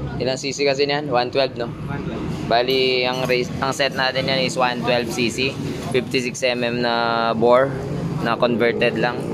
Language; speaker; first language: Filipino; native; Filipino